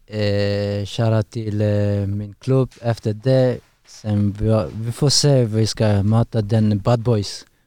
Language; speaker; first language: Swedish; non-native, learner; Persian